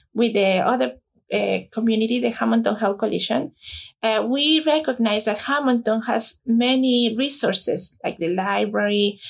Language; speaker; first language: English; non-native, fluent; Spanish